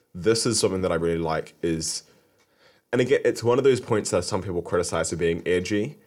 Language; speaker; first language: English; native; English